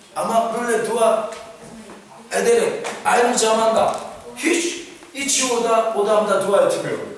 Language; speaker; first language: Turkish; non-native, fluent; Korean